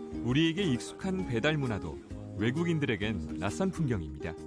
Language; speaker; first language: Korean; native; Korean